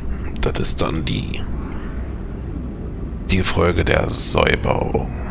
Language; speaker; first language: German; native; German